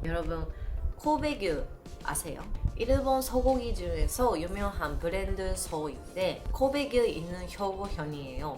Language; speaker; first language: Korean; non-native, learner; Japanese